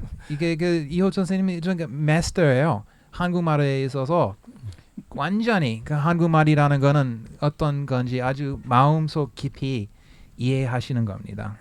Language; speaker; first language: Korean; non-native, fluent; English